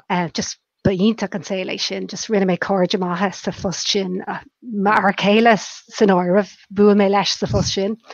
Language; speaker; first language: Irish; non-native, local second language; English